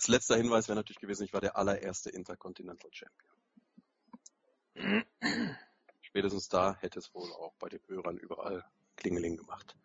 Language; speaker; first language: German; native; German